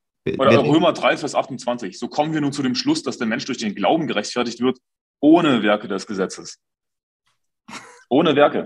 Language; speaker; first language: German; native; German